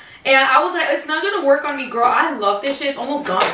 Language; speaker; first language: English; early bilingual, other home language; Spanish